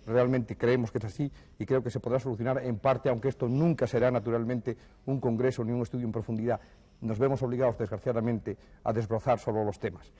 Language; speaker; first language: Spanish; native; Spanish